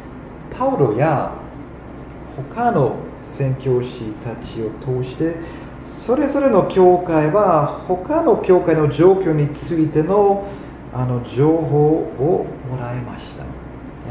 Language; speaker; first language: Japanese; non-native, fluent; German